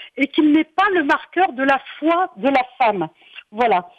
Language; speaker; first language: French; native; French